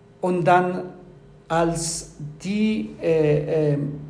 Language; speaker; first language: German; non-native, fluent; Spanish